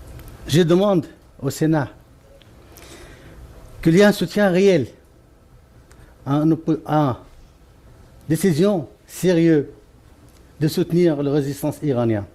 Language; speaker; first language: French; non-native, fluent; Arabic